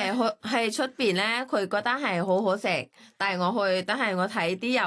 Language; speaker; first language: Cantonese; non-native, learner; Thai